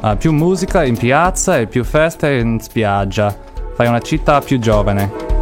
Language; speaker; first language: Italian; non-native, learner; English